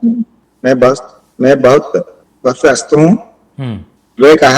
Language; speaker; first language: Hindi; non-native, learner; Telugu